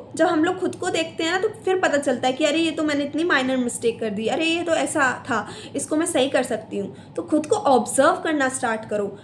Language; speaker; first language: Hindi; native; Hindi